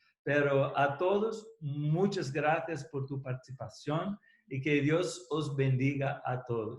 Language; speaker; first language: Spanish; non-native, fluent; Portuguese